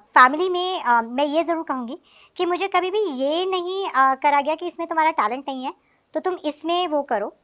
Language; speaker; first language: Hindi; native; Hindi